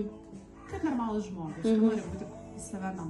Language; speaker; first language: Lithuanian; non-native, learner; Russian